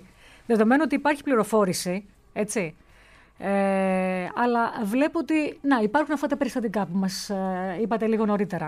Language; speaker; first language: Greek; native; Greek